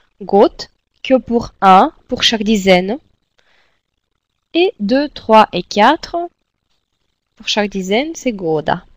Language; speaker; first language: French; non-native, fluent; Russian